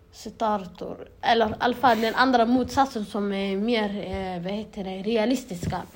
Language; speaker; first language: Swedish; early bilingual, other home language; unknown